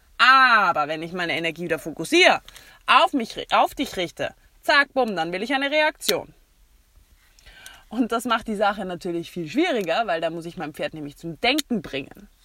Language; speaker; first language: German; native; German